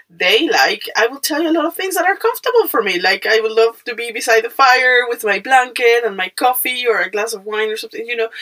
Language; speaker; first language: English; non-native, fluent; Spanish